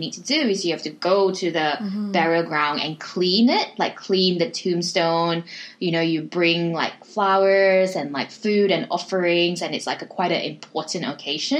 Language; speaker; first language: English; native; English